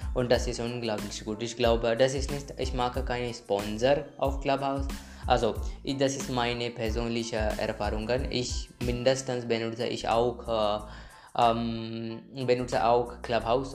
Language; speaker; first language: German; non-native, learner; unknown